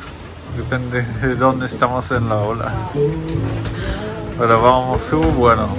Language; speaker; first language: Spanish; non-native, learner; English